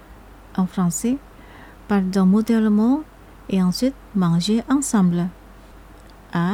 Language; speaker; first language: French; non-native, fluent; Indonesian